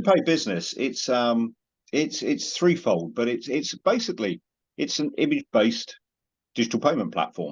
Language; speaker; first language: English; native; English